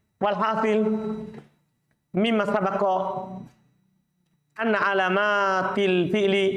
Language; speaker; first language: Arabic; non-native, fluent; Indonesian